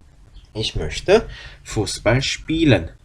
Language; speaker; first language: German; non-native, fluent; Korean